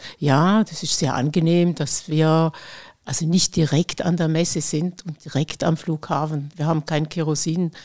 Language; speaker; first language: German; native; German